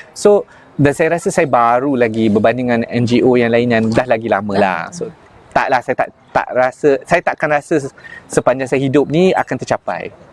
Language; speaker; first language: Malay; native; Malay